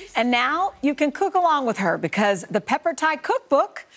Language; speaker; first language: English; native; English